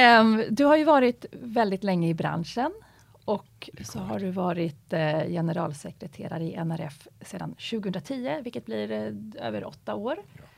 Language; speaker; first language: Swedish; native; Swedish